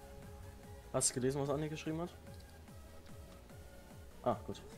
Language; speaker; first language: German; native; German